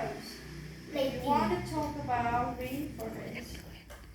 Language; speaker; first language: English; non-native, learner; Vietnamese